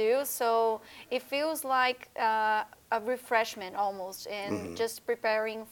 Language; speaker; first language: English; non-native, fluent; Portuguese